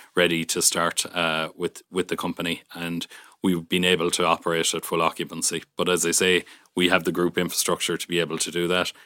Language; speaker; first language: English; native; English